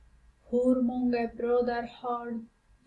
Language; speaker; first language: Swedish; non-native, fluent; Persian